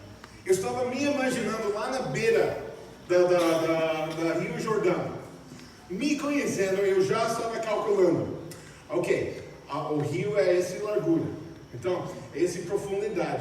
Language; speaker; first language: Portuguese; non-native, fluent; English